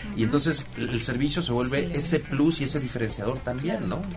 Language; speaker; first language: Spanish; native; Spanish